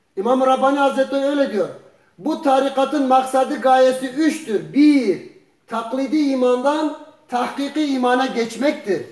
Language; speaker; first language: Turkish; early bilingual, heritage; Turkish